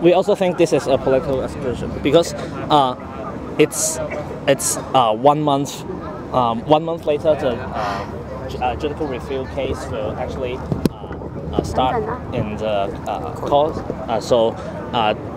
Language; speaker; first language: English; non-native, local second language; Cantonese